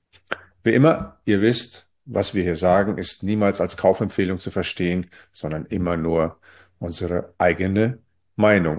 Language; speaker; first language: German; native; German